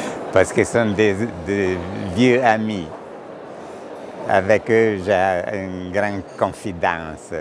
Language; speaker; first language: French; non-native, learner; Italian